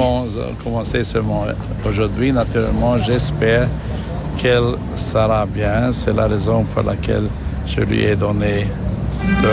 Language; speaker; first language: French; non-native, fluent; German